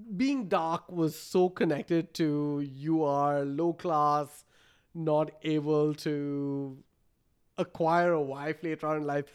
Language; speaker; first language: English; non-native, local second language; Malayalam